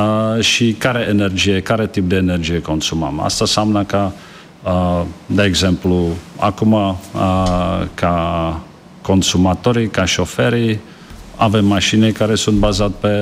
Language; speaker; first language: Romanian; non-native, learner; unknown